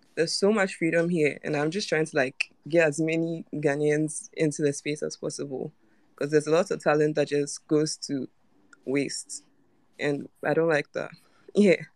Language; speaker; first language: English; non-native, local second language; Akan